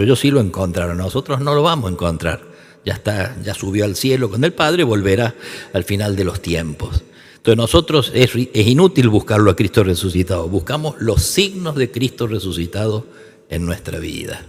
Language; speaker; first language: Spanish; native; Spanish